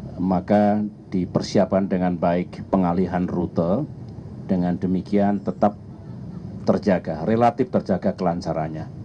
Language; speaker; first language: Indonesian; native; Indonesian